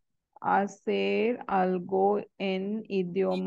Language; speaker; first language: Spanish; non-native, learner; Hindi